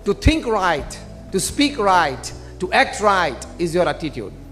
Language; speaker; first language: English; non-native, local second language; Gujarati